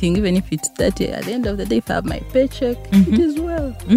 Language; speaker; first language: English; non-native, local second language; Ganda